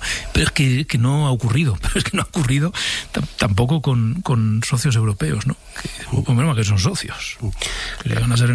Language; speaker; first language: Spanish; native; Spanish